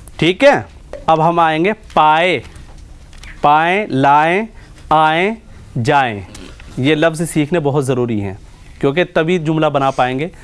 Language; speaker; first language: Urdu; native; Urdu